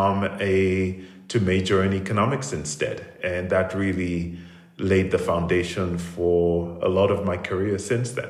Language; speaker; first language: English; non-native, local second language; Krio